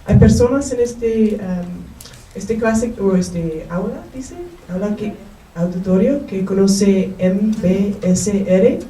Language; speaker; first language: Spanish; non-native, learner; English